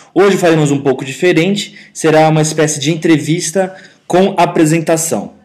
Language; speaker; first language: Portuguese; native; Portuguese